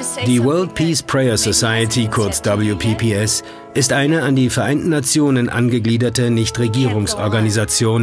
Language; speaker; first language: German; native; German